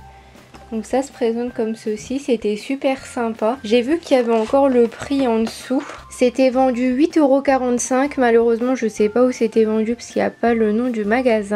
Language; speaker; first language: French; native; French